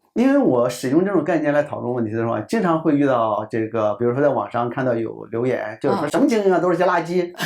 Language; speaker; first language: Chinese; native; Chinese